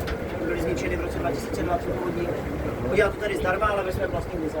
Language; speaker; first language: Czech; native; Czech